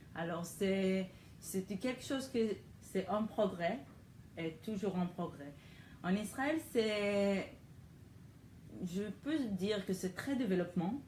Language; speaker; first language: French; non-native, learner; Hebrew